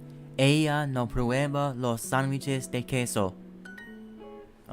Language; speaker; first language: Spanish; non-native, learner; English